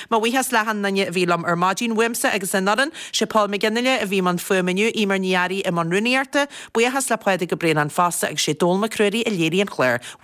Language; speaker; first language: Irish; native; Irish